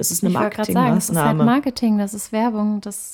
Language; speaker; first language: German; native; German